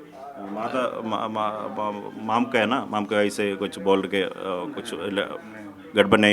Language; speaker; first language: Hindi; non-native, local second language; Malayalam